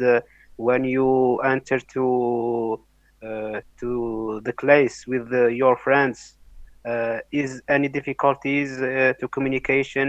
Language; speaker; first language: English; non-native, learner; Arabic